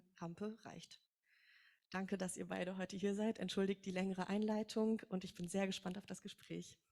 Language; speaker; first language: German; native; German